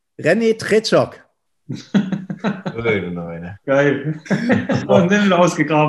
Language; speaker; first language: German; native; German